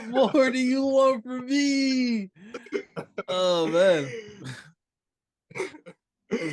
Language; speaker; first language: English; native; English